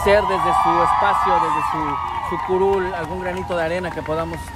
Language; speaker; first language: Spanish; native; Spanish